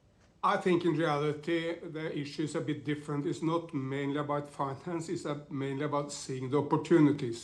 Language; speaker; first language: English; non-native, fluent; Norwegian